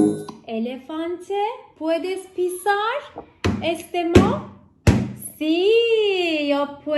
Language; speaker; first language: Spanish; non-native, learner; Turkish